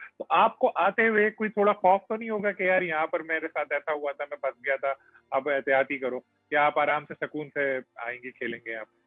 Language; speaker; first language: Urdu; native; Urdu